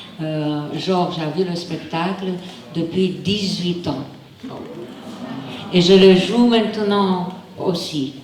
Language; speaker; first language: French; non-native, fluent; Romanian